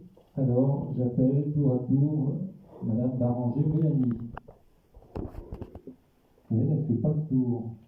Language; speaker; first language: French; native; French